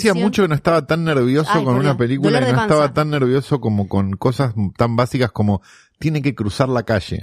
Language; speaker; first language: Spanish; native; Spanish